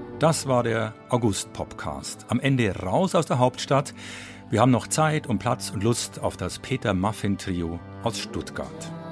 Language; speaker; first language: German; native; German